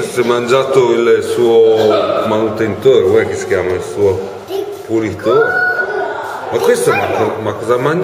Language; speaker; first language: Italian; native; Italian